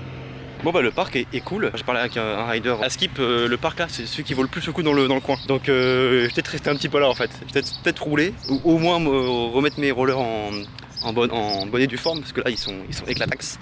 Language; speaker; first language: French; native; French